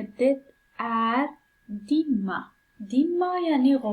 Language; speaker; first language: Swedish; non-native, learner; Persian